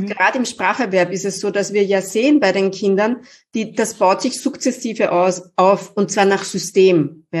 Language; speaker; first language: German; native; German